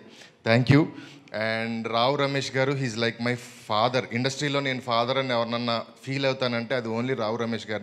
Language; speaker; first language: Telugu; native; Telugu